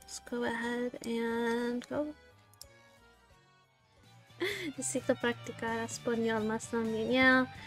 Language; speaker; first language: Spanish; non-native, learner; English